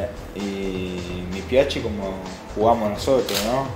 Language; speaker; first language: Italian; non-native, learner; Spanish